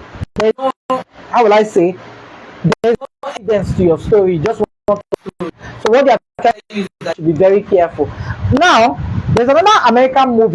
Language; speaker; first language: English; non-native, local second language; Igbo